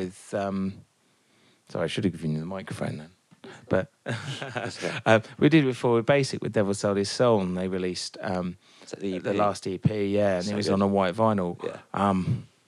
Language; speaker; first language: English; native; English